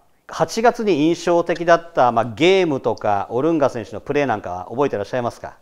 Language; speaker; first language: Japanese; native; Japanese